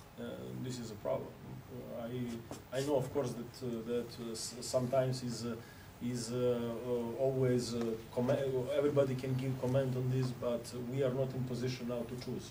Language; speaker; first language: English; non-native, fluent; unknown